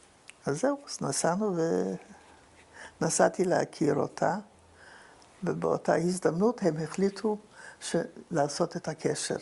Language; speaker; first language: Hebrew; non-native, fluent; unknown